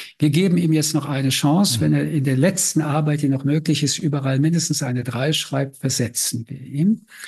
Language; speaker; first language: German; early bilingual, other home language; French